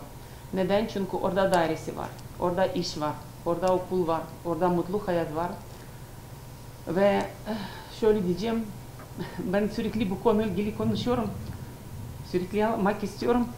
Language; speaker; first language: Turkish; non-native, learner; Ukrainian